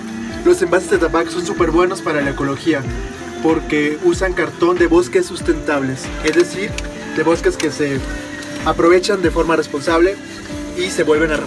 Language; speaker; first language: Spanish; native; Spanish